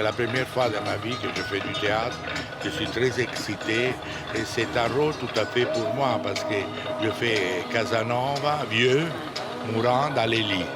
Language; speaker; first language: French; non-native, fluent; Italian